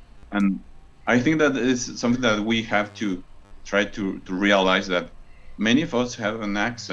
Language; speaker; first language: English; non-native, learner; Spanish